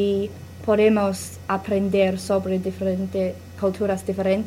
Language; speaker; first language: Spanish; non-native, learner; English